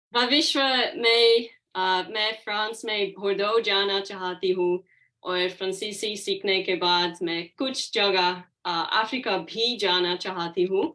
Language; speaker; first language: Hindi; non-native, learner; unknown